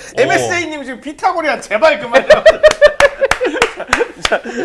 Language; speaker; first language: Korean; native; Korean